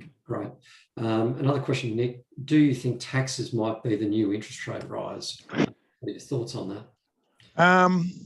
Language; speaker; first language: English; native; English